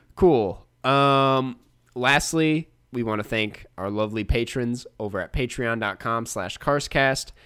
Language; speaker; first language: English; native; English